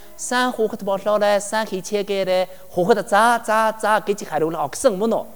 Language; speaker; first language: Mongolian; non-native, learner; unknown